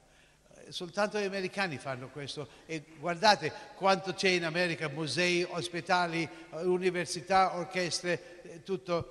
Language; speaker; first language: Italian; non-native, fluent; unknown